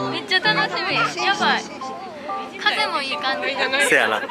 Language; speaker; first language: Japanese; native; Japanese